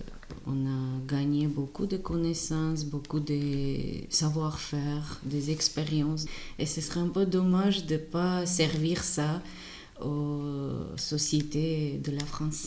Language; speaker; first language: French; non-native, fluent; Armenian